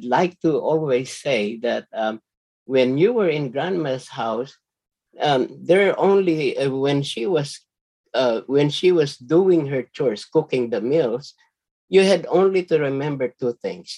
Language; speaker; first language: English; non-native, local second language; Filipino